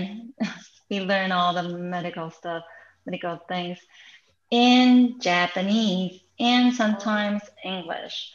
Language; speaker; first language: English; non-native, fluent; Japanese